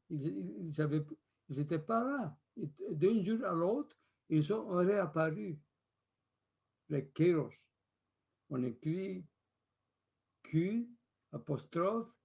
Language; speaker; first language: French; non-native, fluent; Spanish